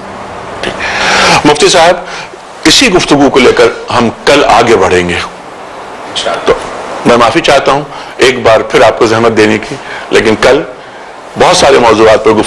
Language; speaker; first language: Urdu; native; Urdu